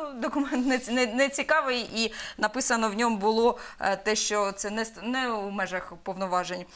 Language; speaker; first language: Ukrainian; native; Ukrainian